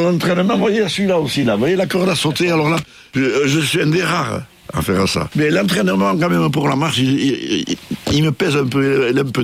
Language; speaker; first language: French; native; French